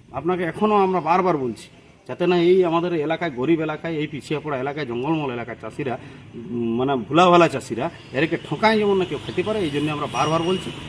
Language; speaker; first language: Bangla; native; Bangla